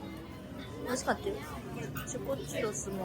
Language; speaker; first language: Japanese; native; Japanese